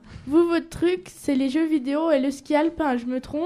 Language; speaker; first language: French; native; French